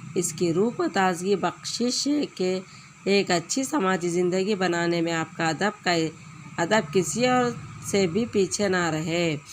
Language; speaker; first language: Urdu; native; Urdu